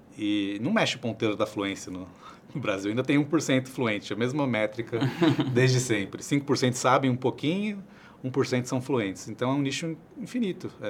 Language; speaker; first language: Portuguese; native; Portuguese